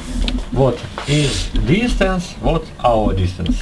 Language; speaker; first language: English; non-native, learner; Russian